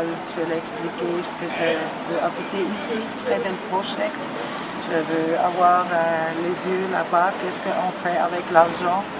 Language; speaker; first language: French; non-native, learner; German